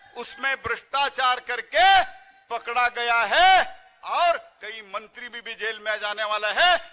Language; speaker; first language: Hindi; non-native, local second language; Kannada